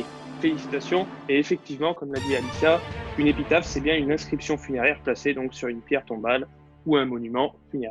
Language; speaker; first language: French; native; French